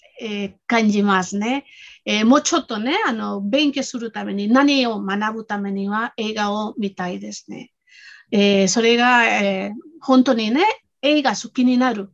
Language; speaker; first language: Japanese; non-native, fluent; Spanish